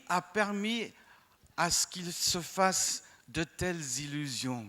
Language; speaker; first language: French; non-native, fluent; English